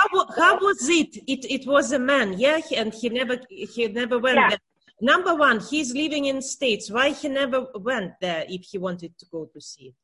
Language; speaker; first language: English; non-native, learner; Russian